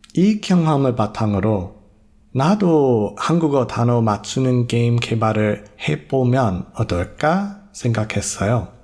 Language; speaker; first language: Korean; non-native, fluent; English